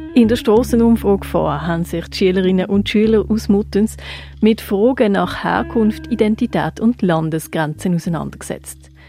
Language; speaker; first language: German; native; German